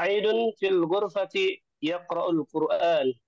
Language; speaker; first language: Arabic; non-native, learner; Indonesian